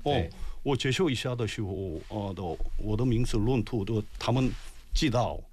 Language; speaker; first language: Chinese; non-native, learner; Korean